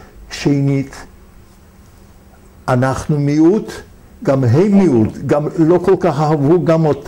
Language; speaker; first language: Hebrew; non-native, fluent; Yiddish